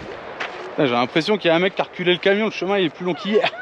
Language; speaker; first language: French; native; French